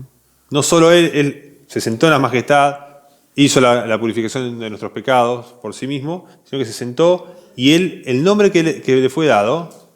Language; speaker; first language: Spanish; native; Spanish